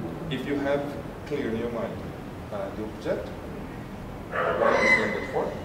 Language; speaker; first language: English; non-native, fluent; Portuguese